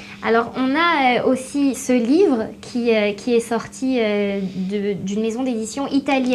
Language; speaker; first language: French; native; French